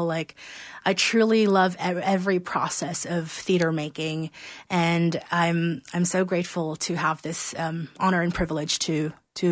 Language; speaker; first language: English; non-native, local second language; Filipino